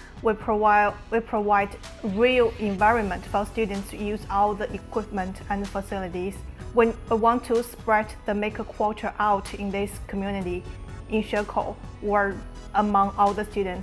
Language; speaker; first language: English; non-native, fluent; Chinese